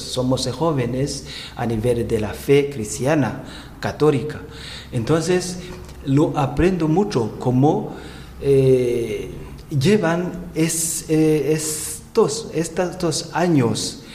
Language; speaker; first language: Spanish; non-native, learner; Rundi